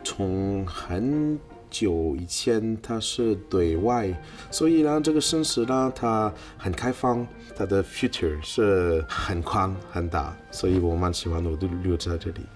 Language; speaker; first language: Chinese; non-native, fluent; French